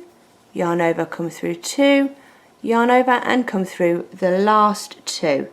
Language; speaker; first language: English; native; English